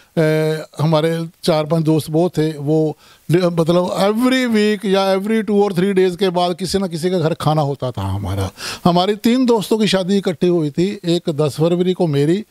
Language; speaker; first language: Hindi; non-native, local second language; Punjabi